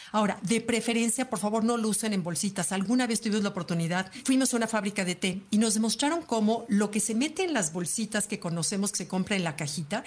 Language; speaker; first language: Spanish; native; Spanish